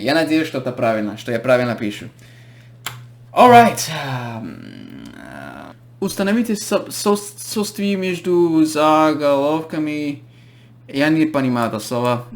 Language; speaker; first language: Russian; non-native, fluent; English